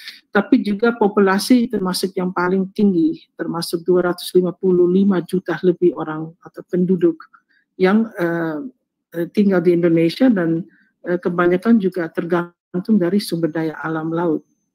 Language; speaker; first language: Indonesian; early bilingual, heritage; Indonesian